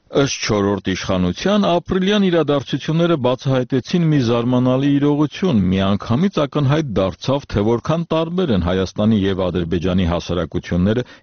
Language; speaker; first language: Armenian; native; Armenian